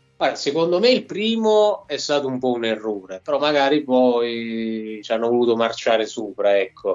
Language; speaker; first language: Italian; native; Italian